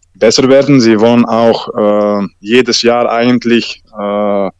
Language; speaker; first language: German; non-native, learner; Dutch